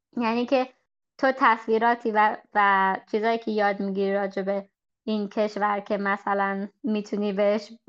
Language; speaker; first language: Persian; early bilingual, heritage; Persian